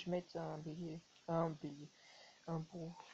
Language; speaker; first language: French; native; French